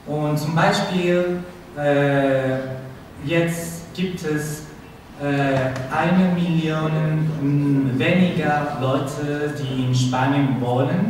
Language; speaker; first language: German; non-native, learner; Spanish